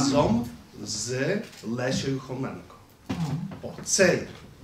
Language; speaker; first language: Ukrainian; native; Ukrainian